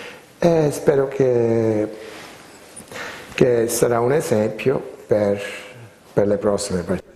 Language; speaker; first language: Italian; early bilingual, heritage; Italian